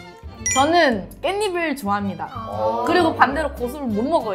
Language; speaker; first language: Korean; non-native, fluent; Thai